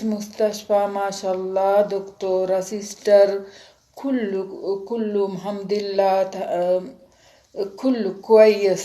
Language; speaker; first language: Arabic; non-native, learner; Sinhala